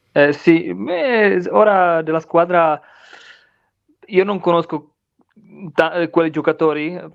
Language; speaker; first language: Italian; non-native, learner; Czech